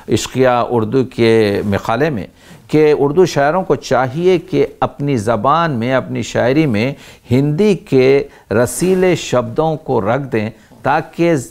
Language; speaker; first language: Hindi; native; Hindi